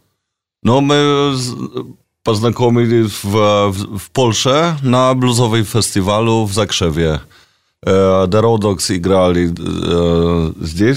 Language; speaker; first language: Russian; non-native, learner; Polish